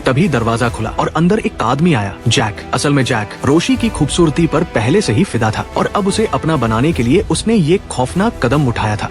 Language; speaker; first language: Hindi; native; Hindi